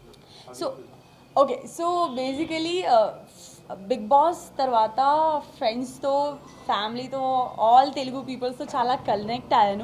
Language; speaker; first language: Telugu; non-native, local second language; Gujarati